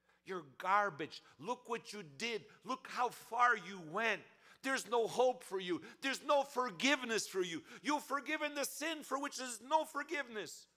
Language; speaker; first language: English; early bilingual, other home language; Ukrainian